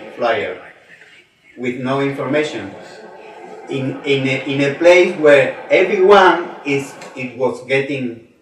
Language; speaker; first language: English; non-native, learner; Spanish